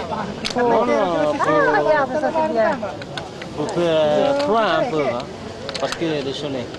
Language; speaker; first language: French; non-native, learner; Indonesian